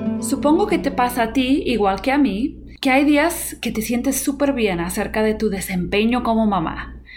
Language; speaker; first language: Spanish; non-native, fluent; English